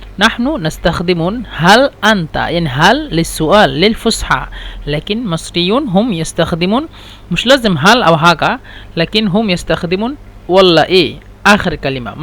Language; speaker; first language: Egyptian Arabic; non-native, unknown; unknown